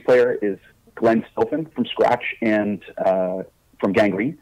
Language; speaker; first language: English; native; English